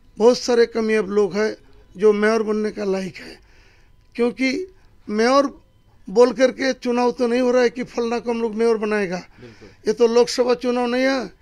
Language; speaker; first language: Hindi; non-native, local second language; Bangla